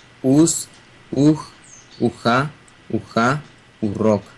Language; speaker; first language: Russian; non-native, learner; Spanish